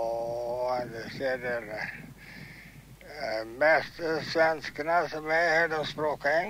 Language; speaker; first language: Swedish; early bilingual, heritage; Swedish